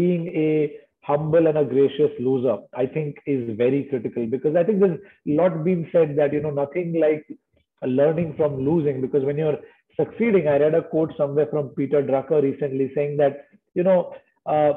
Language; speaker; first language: English; non-native, local second language; Marathi